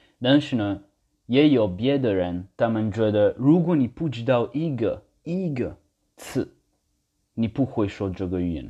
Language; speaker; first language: Chinese; non-native, learner; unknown